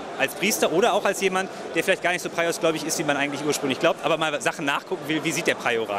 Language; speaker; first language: German; native; German